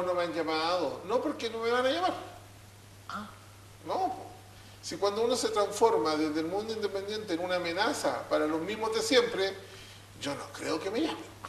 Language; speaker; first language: Spanish; native; Spanish